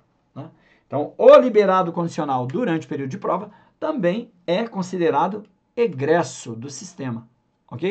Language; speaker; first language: Portuguese; native; Portuguese